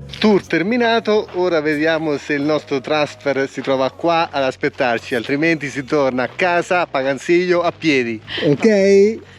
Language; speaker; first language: Italian; native; Italian